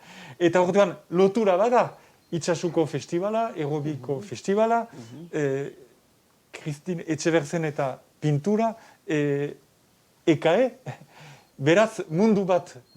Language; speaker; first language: Basque; native; Basque